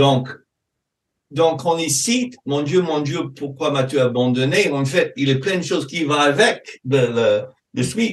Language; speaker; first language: French; non-native, fluent; English